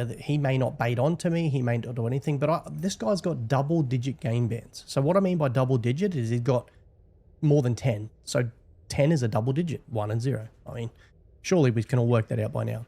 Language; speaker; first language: English; native; English